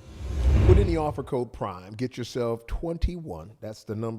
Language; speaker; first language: English; native; English